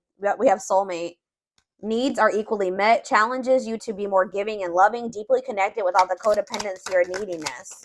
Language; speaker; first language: English; native; English